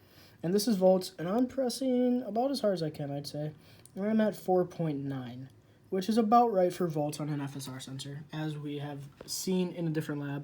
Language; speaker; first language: English; native; English